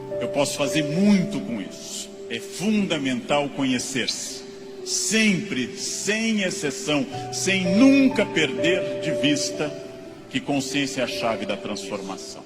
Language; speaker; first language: Portuguese; native; Portuguese